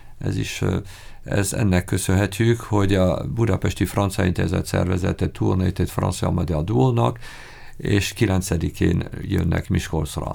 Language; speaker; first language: Hungarian; non-native, fluent; French